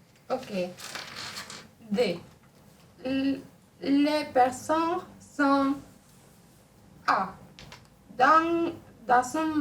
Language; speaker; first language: French; non-native, learner; Spanish